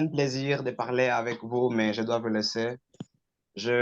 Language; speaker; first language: French; non-native, learner; Portuguese